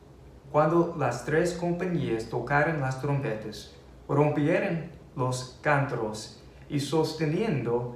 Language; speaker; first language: Spanish; non-native, fluent; English